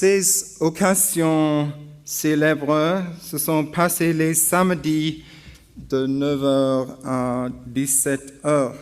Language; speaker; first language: French; non-native, learner; English